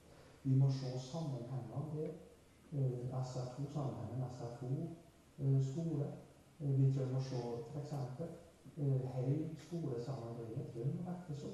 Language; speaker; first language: Norwegian; native; Norwegian